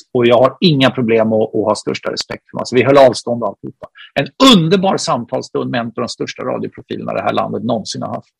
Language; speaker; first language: Swedish; native; Swedish